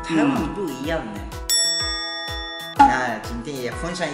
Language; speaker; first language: Chinese; non-native, fluent; Japanese